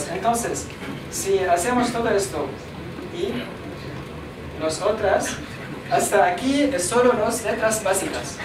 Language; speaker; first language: Spanish; non-native, learner; Arabic